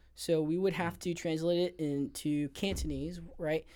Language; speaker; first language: English; native; English